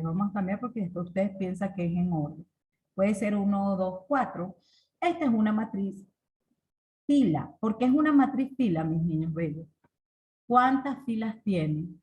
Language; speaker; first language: Spanish; native; Spanish